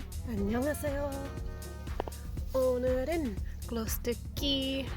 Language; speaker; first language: Korean; non-native, learner; English